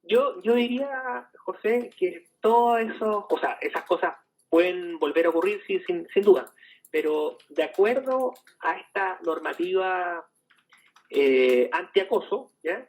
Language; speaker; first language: Spanish; native; Spanish